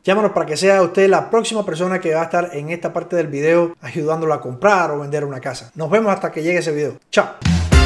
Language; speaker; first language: Spanish; native; Spanish